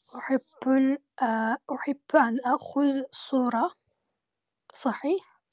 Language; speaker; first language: Arabic; non-native, learner; Turkish